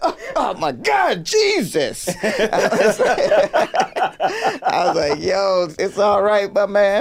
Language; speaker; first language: English; native; English